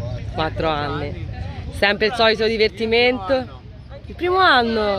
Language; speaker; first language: Italian; native; Italian